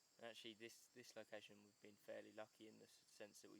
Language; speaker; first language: English; native; English